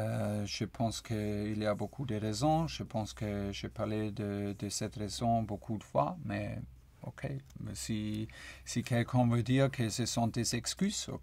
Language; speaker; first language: French; non-native, fluent; German